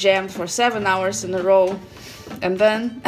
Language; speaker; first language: English; non-native, fluent; Russian